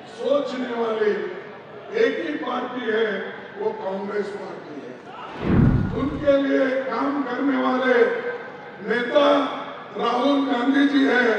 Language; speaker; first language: Hindi; non-native, local second language; Kannada